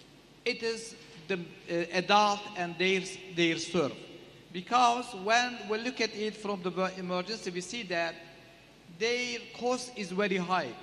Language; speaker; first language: English; non-native, learner; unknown